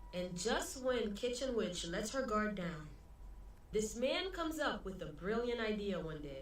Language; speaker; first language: English; early bilingual, other home language; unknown